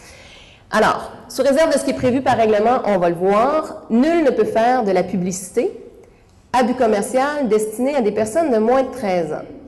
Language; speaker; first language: French; native; French